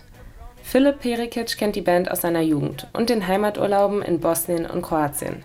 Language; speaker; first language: German; native; German